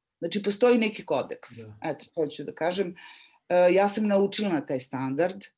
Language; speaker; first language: Serbian; native; Serbian